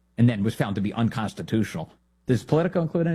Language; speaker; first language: English; native; English